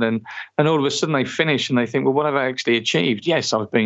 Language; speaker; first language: English; native; English